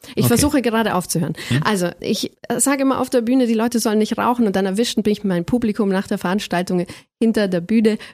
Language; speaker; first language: German; native; German